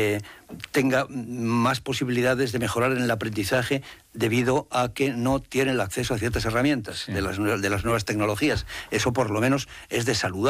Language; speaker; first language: Spanish; native; Spanish